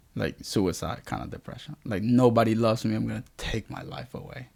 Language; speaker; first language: English; early bilingual, other home language; Spanish